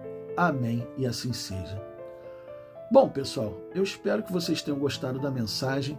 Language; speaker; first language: Portuguese; native; Portuguese